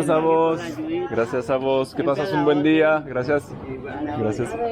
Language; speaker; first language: Spanish; non-native, learner; French